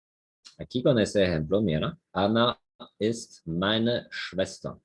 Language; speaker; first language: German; non-native, fluent; Spanish